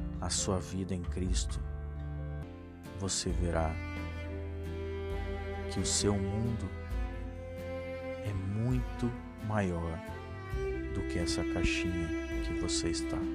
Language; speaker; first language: Portuguese; native; Portuguese